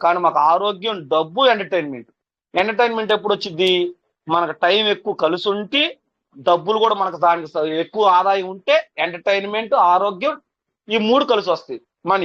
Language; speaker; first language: Telugu; native; Telugu